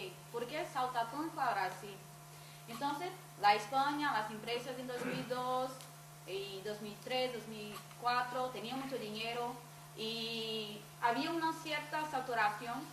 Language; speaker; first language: Spanish; non-native, fluent; Portuguese